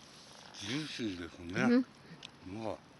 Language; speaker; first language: Japanese; native; Japanese